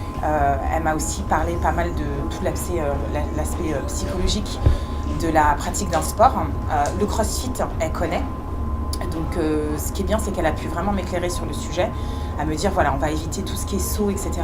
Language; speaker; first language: French; native; French